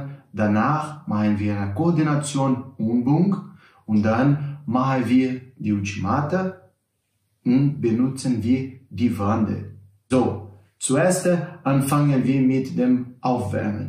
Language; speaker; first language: German; non-native, learner; Portuguese